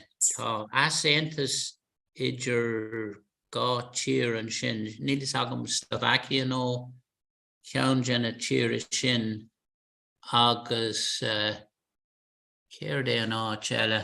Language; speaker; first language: Irish; non-native, local second language; English